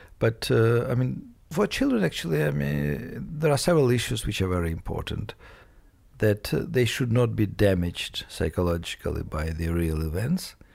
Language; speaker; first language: English; non-native, fluent; Russian